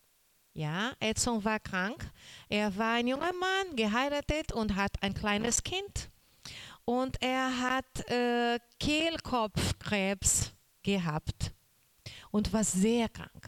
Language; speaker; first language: German; non-native, learner; Portuguese